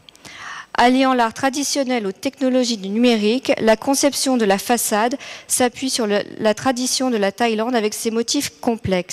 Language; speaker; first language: French; native; French